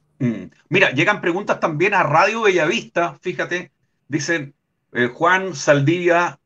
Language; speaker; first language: Spanish; native; Spanish